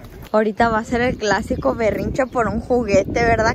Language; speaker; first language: Spanish; early bilingual, heritage; Spanish